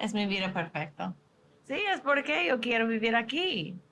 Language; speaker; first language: Spanish; non-native, learner; English